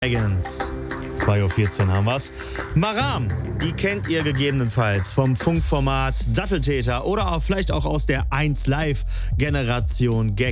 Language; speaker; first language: German; native; German